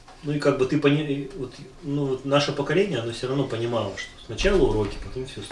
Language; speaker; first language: Russian; native; Russian